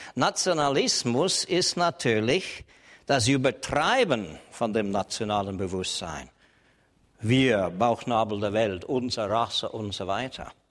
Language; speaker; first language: German; non-native, fluent; English